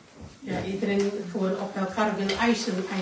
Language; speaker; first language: Dutch; non-native, learner; Indonesian